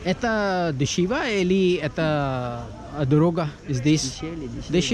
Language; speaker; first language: Russian; non-native, learner; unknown